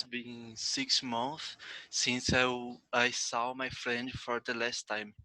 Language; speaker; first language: English; non-native, learner; Portuguese